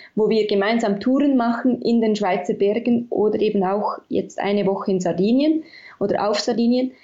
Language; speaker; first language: German; native; German